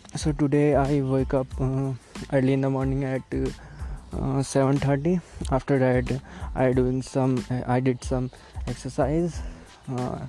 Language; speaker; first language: English; non-native, local second language; Hindi